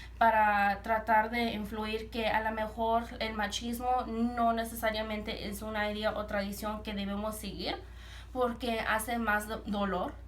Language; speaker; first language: Spanish; early bilingual, heritage; Spanish